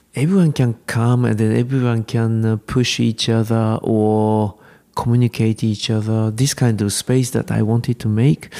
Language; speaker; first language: English; non-native, learner; Japanese